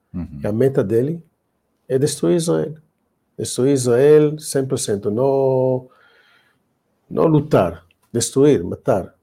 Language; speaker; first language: Portuguese; non-native, learner; Hebrew